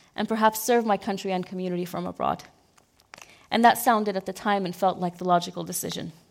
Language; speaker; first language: English; non-native, fluent; Arabic